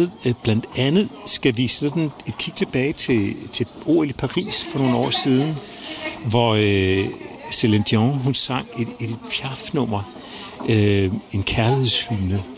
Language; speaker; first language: Danish; native; Danish